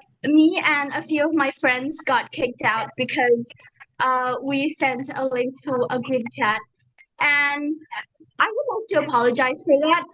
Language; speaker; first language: English; non-native, fluent; Indonesian